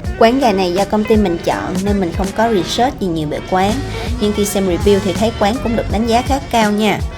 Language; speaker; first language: Vietnamese; native; Vietnamese